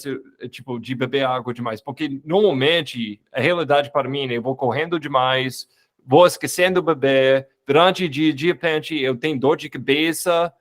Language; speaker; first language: Portuguese; non-native, fluent; English